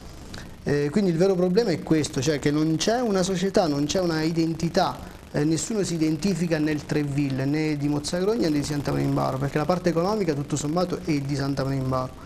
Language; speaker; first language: Italian; native; Italian